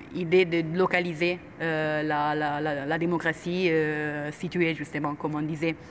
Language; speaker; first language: French; non-native, fluent; Italian